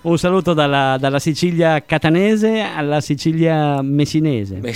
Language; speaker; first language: Italian; native; Italian